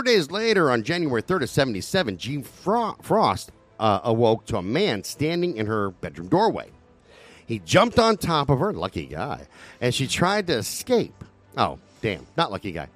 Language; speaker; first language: English; native; English